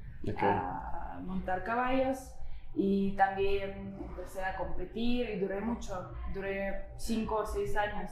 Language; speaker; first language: Spanish; non-native, fluent; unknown